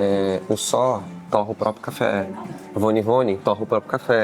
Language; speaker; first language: Portuguese; native; Portuguese